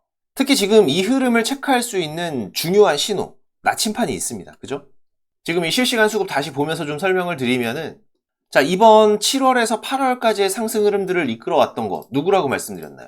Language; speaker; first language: Korean; native; Korean